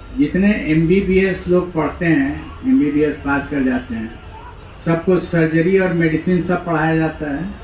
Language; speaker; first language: Hindi; native; Hindi